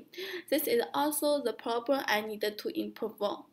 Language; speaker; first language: English; non-native, learner; Chinese